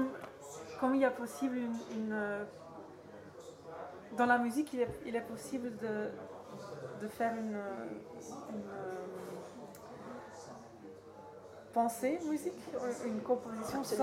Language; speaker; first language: French; non-native, learner; Dutch